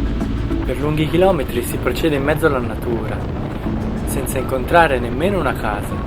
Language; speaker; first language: Italian; native; Italian